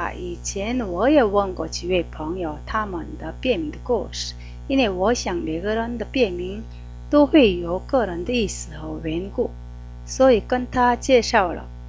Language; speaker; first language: Chinese; non-native, fluent; Korean